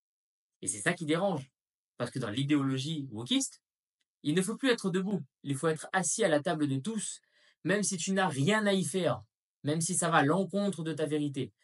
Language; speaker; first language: French; native; French